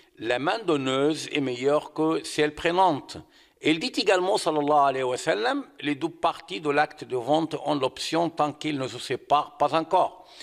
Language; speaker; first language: French; non-native, fluent; Arabic